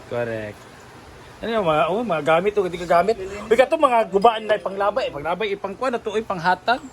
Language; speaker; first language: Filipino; non-native, local second language; Cebuano